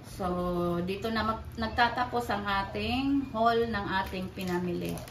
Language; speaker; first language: Filipino; non-native, local second language; Cebuano